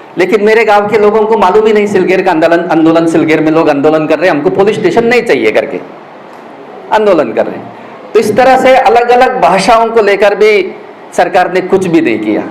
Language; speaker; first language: Hindi; non-native, local second language; Gondi